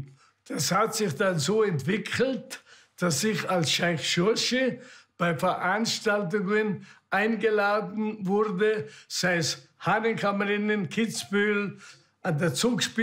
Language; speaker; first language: German; native; German